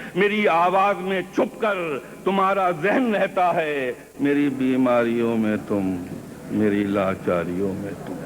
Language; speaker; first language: Urdu; native; Urdu